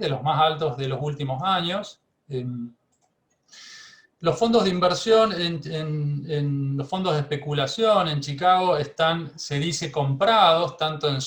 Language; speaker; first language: Spanish; native; Spanish